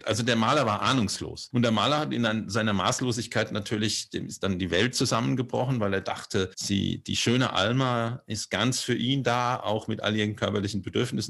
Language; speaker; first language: German; native; German